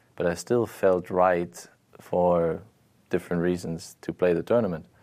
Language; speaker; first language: English; non-native, fluent; German